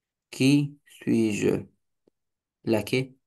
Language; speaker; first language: French; non-native, learner; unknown